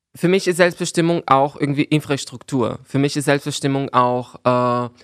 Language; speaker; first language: German; non-native, fluent; Portuguese